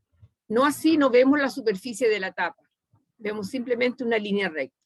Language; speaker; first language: Spanish; native; Spanish